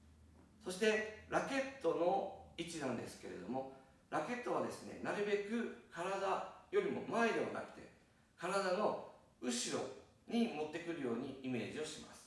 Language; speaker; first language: Japanese; native; Japanese